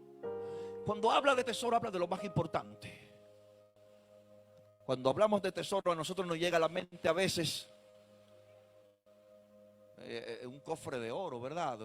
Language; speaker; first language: Spanish; native; Spanish